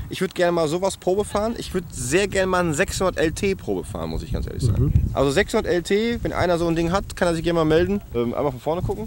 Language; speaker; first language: German; native; German